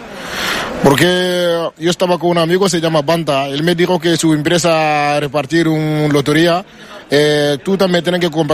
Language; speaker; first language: Spanish; non-native, learner; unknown